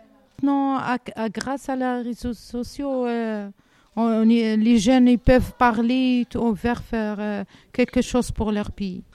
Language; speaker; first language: French; non-native, learner; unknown